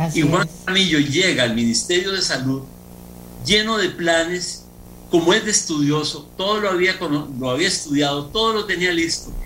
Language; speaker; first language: Spanish; native; Spanish